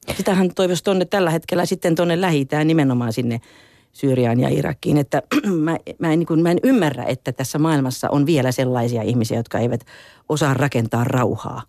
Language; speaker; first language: Finnish; native; Finnish